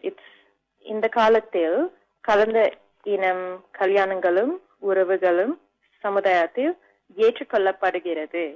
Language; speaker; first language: Tamil; non-native, local second language; English